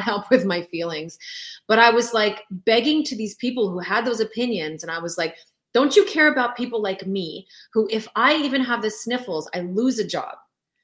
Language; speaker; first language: English; non-native, fluent; French